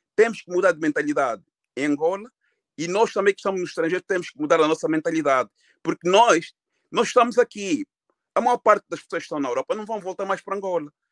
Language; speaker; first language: Portuguese; native; Portuguese